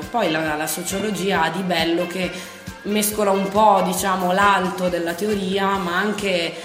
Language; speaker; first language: Italian; native; Italian